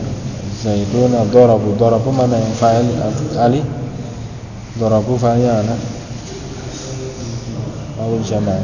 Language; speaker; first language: Arabic; non-native, fluent; Indonesian